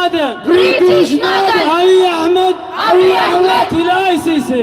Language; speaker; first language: Swedish; early bilingual, other home language; Tigrinya